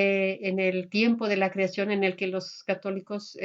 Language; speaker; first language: Spanish; native; Spanish